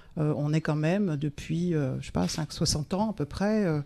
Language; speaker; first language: French; native; French